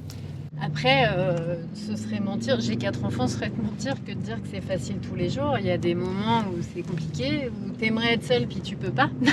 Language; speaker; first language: French; native; French